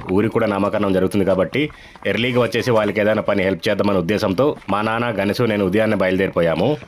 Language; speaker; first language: Telugu; non-native, local second language; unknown